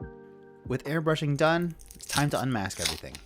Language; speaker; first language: English; native; English